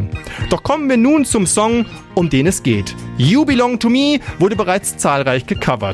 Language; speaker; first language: German; native; German